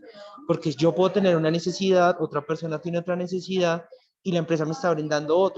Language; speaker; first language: Spanish; native; Spanish